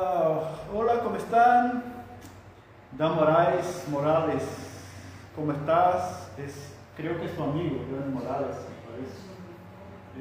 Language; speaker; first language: Spanish; non-native, fluent; Portuguese